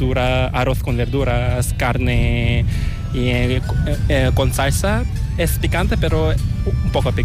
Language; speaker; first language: Spanish; non-native, learner; Korean